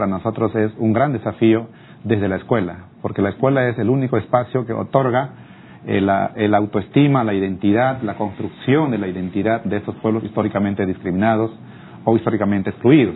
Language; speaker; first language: Spanish; non-native, local second language; Aymara